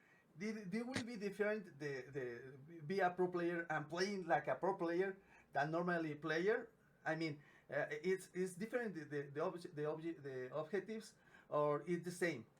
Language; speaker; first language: English; non-native, learner; Spanish